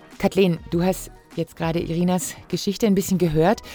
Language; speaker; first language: German; native; German